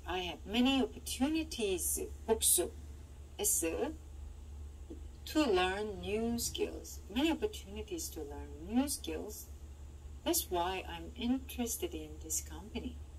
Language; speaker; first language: English; non-native, fluent; Korean